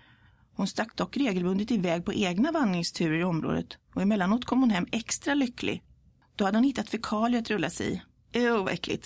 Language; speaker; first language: Swedish; early bilingual, other home language; English